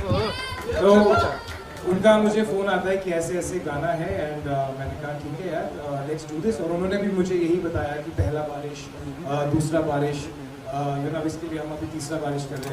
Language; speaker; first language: Hindi; native; Hindi